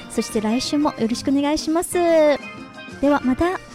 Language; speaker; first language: Japanese; non-native, fluent; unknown